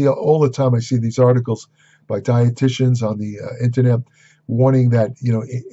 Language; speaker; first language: English; native; English